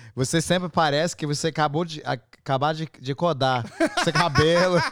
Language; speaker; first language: Portuguese; non-native, learner; English